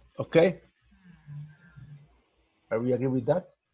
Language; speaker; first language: English; non-native, learner; Spanish